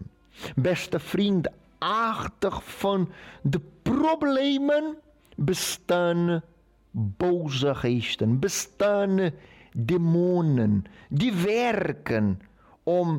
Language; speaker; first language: Dutch; non-native, fluent; Portuguese